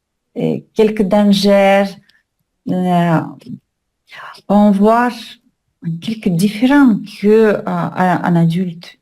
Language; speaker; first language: French; non-native, learner; Russian